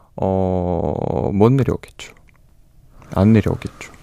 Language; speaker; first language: Korean; non-native, fluent; Russian